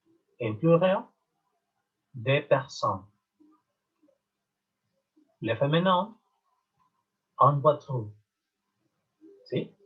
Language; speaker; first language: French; non-native, learner; Spanish